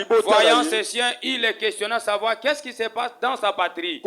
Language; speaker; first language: French; non-native, local second language; Lingala